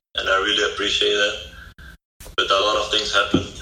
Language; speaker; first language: English; non-native, fluent; Dutch